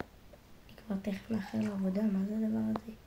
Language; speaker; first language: Hebrew; native; Hebrew